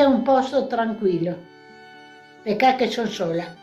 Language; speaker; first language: Italian; non-native, local second language; Venetian